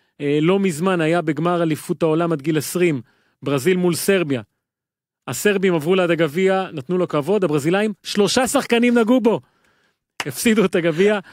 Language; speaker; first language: Hebrew; native; Hebrew